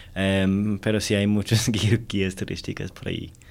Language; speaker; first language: Spanish; non-native, fluent; English